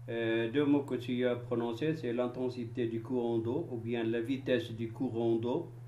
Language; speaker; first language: French; non-native, local second language; Arabic